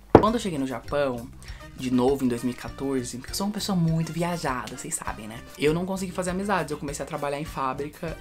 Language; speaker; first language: Portuguese; early bilingual, heritage; Portuguese